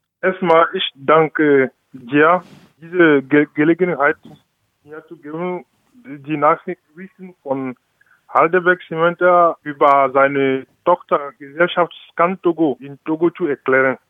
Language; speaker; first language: German; non-native, learner; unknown